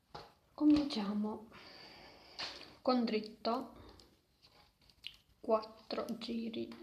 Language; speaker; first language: Italian; non-native, learner; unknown